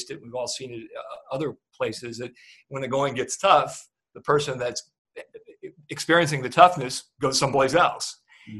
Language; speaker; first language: English; native; English